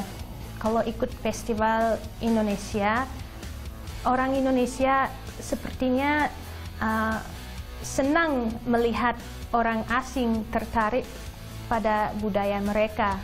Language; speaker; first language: Indonesian; non-native, fluent; English